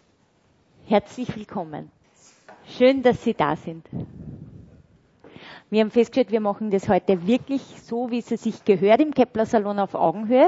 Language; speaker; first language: German; native; German